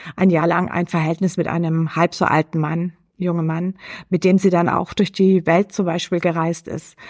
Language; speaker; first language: German; native; German